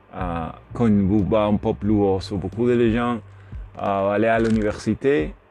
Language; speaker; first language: French; non-native, learner; Spanish